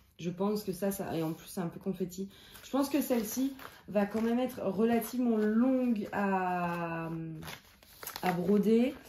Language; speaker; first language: French; native; French